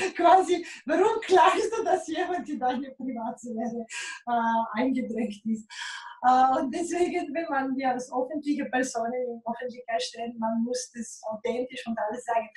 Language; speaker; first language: German; non-native, fluent; Bulgarian